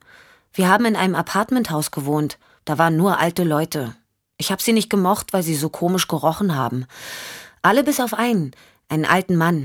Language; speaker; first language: German; native; German